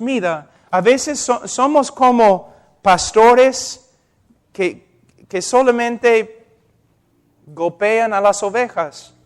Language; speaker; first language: Spanish; non-native, fluent; English